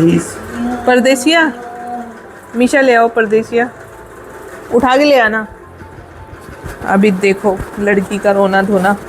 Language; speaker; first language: Hindi; native; Hindi